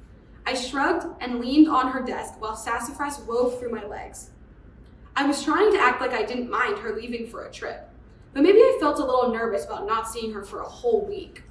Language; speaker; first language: English; native; English